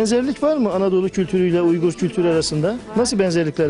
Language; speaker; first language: Turkish; native; Turkish